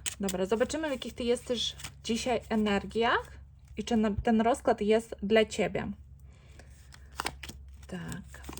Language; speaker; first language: Polish; non-native, fluent; Ukrainian